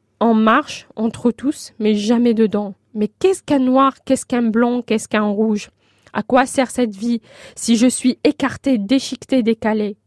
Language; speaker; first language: French; non-native, local second language; Arabic